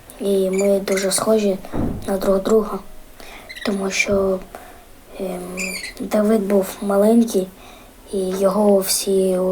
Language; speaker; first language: Ukrainian; non-native, local second language; Russian